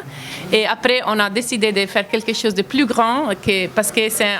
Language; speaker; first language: French; non-native, fluent; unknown